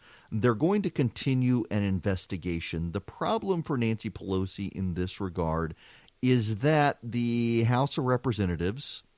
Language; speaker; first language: English; native; English